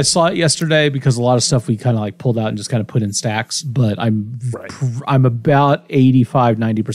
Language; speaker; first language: English; native; English